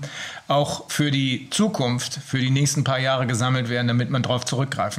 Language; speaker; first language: German; native; German